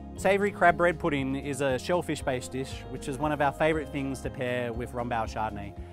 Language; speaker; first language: English; native; English